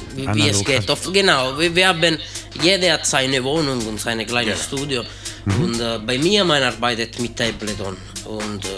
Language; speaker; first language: German; non-native, learner; Italian